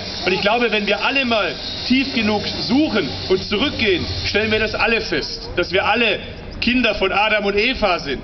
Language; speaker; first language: German; early bilingual, other home language; Turkish